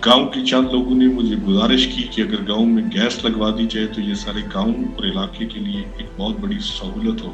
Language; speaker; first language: Urdu; non-native, local second language; Punjabi